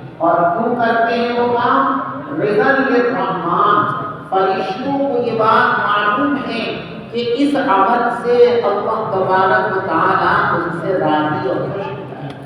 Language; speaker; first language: Urdu; native; Urdu